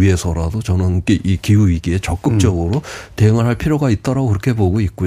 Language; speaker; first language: Korean; native; Korean